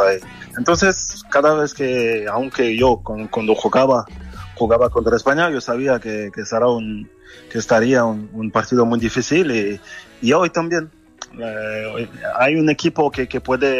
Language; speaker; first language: Spanish; non-native, fluent; French